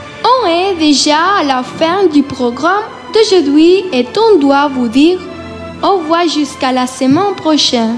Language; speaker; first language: French; non-native, learner; Spanish